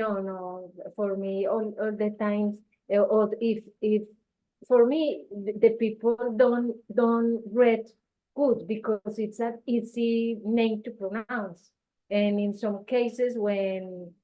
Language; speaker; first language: English; non-native, learner; Spanish